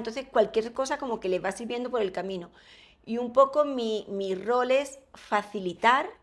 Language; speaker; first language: Spanish; native; Spanish